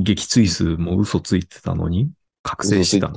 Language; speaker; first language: Japanese; native; Japanese